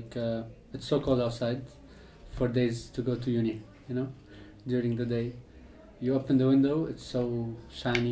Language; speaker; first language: English; non-native, fluent; Arabic